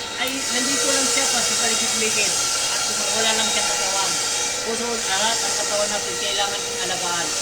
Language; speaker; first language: Filipino; non-native, local second language; Cebuano